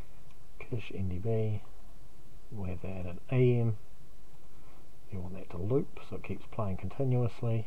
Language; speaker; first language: English; native; English